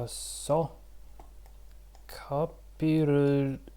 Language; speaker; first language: Korean; non-native, learner; Russian